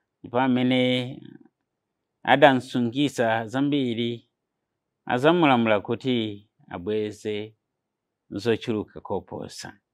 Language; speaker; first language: Nyanja; non-native, fluent; Nyankole